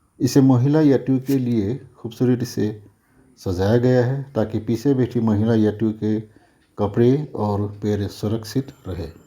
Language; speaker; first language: Hindi; non-native, local second language; Assamese